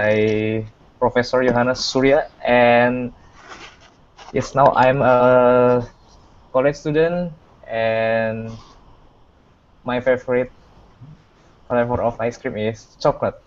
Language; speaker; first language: English; non-native, fluent; Indonesian